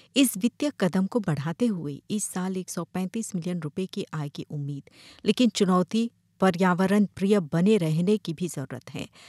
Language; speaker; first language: Hindi; non-native, local second language; Morisyen